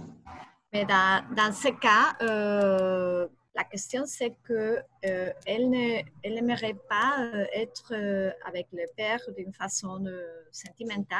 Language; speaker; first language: French; non-native, learner; Spanish